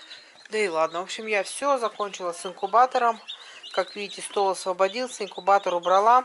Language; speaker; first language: Russian; native; Russian